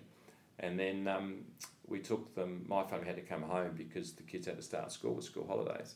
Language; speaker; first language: English; native; English